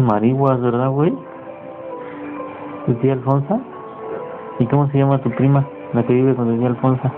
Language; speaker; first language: Spanish; native; Spanish